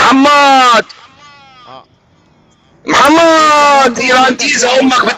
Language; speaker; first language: Arabic; native; Arabic